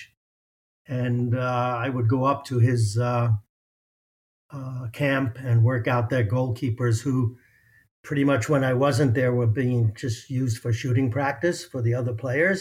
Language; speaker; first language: English; native; English